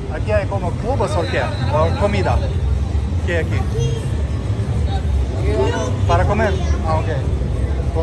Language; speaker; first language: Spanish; non-native, learner; Russian